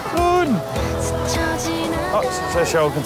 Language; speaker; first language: Dutch; native; Dutch